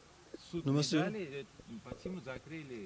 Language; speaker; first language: Russian; non-native, local second language; Uzbek